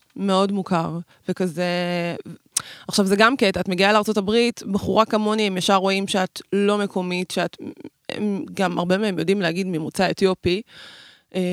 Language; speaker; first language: Hebrew; native; Hebrew